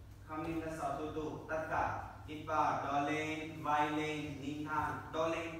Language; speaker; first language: Vietnamese; non-native, learner; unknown